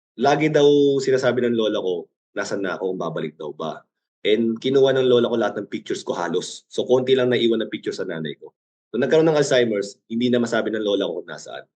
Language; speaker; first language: Filipino; early bilingual, other home language; Korean